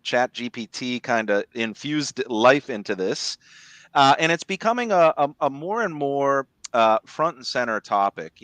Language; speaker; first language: English; native; English